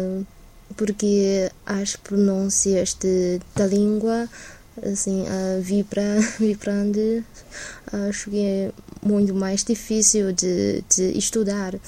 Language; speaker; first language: Portuguese; non-native, learner; Chinese